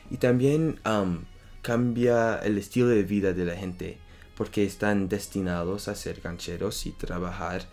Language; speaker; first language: Spanish; non-native, learner; French